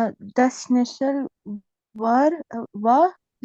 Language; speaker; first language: German; non-native, learner; Urdu